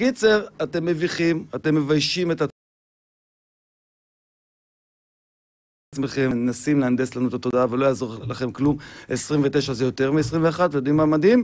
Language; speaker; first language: Hebrew; native; Hebrew